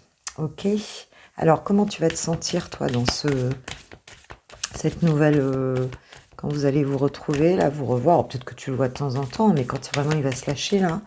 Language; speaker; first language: French; native; French